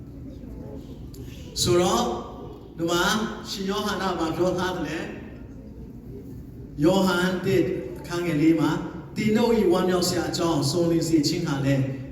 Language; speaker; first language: Burmese; non-native, local second language; Hakha Chin